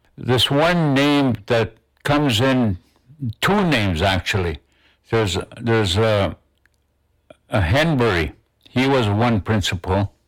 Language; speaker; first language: English; non-native, local second language; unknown